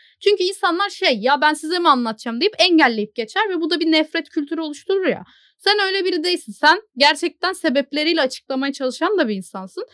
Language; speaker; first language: Turkish; native; Turkish